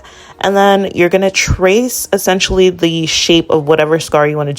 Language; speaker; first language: English; native; English